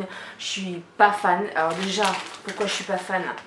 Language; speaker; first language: French; native; French